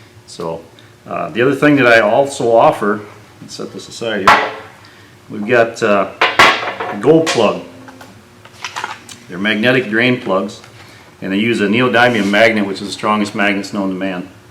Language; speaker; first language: English; native; English